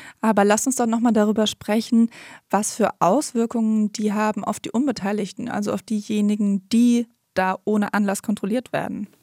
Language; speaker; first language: German; native; German